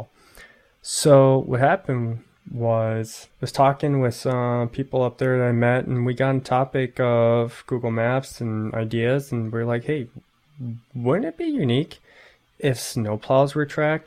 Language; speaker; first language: English; native; English